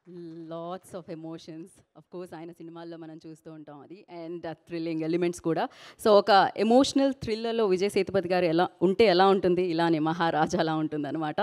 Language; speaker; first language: Telugu; native; Telugu